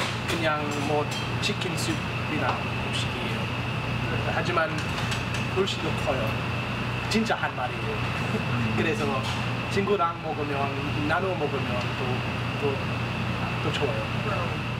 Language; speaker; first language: Korean; non-native, fluent; English